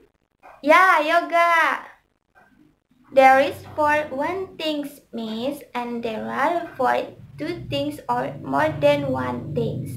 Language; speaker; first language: English; non-native, learner; Indonesian